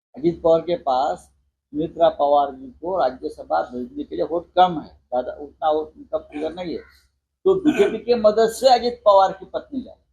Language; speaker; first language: Hindi; non-native, local second language; Marathi